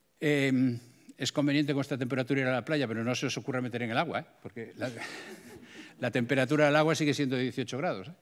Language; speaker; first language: Spanish; native; Spanish